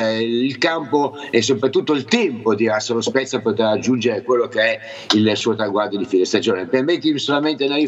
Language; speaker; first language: Italian; native; Italian